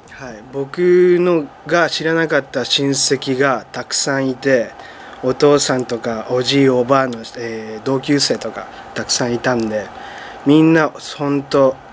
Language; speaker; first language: Japanese; early bilingual, other home language; Spanish